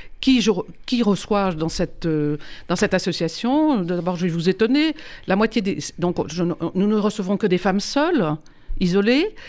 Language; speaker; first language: French; native; French